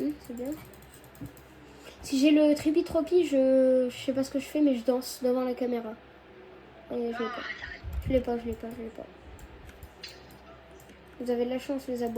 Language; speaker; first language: French; native; French